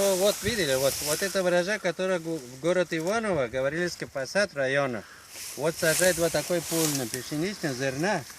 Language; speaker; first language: Russian; non-native, learner; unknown